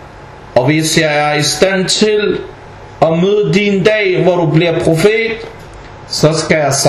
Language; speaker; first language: Danish; non-native, fluent; Arabic